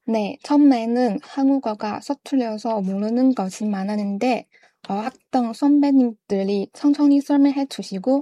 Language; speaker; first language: Korean; non-native, learner; Chinese